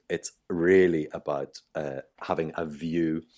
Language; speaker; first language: English; native; English